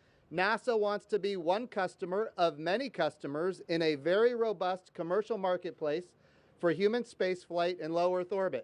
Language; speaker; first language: English; native; English